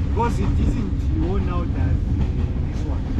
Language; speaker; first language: English; non-native, fluent; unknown